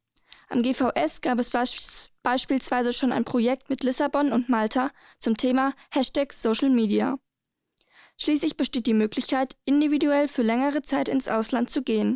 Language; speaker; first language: German; native; German